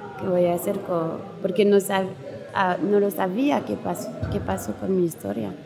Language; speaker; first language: Spanish; non-native, learner; French